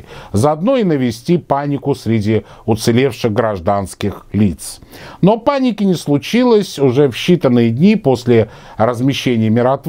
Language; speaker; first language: Russian; native; Russian